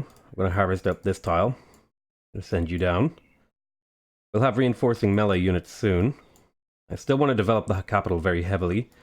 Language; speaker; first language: English; native; English